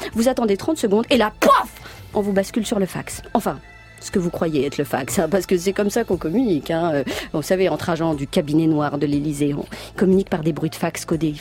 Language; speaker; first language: French; native; French